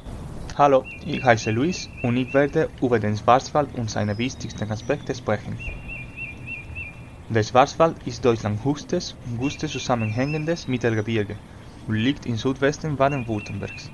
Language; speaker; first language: German; non-native, learner; Spanish